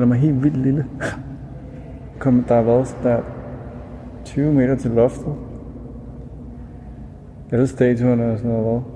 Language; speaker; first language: Danish; native; Danish